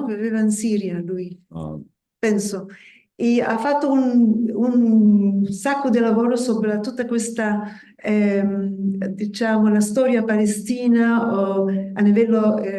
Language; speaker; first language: Italian; non-native, fluent; Spanish